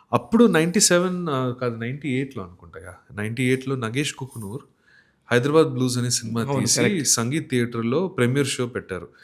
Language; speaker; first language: Telugu; non-native, local second language; Malayalam